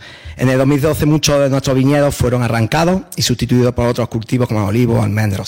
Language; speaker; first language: Spanish; native; Spanish